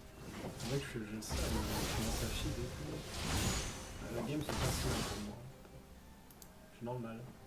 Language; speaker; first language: French; native; French